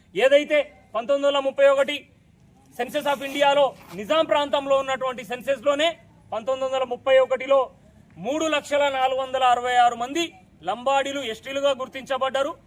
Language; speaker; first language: Telugu; non-native, local second language; Lambadi